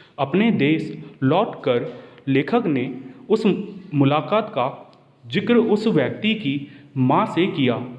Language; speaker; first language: Hindi; native; Hindi